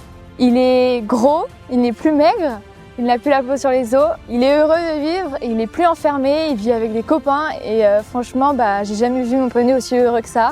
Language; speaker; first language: French; native; French